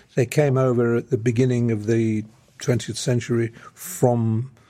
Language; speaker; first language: English; early bilingual, other home language; Lithuanian